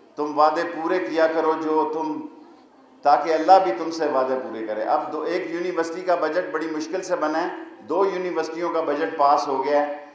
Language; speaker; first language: Urdu; non-native, local second language; Punjabi